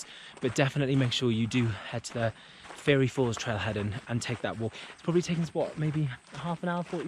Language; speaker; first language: English; native; English